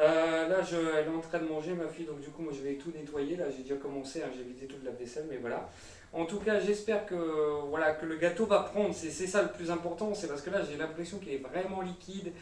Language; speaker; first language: French; native; French